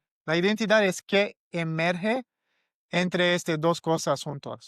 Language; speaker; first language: Spanish; non-native, learner; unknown